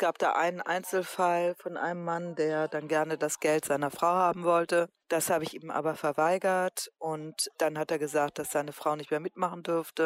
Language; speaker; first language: German; native; German